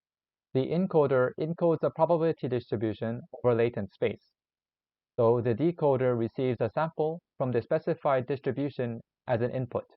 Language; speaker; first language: English; non-native, learner; Korean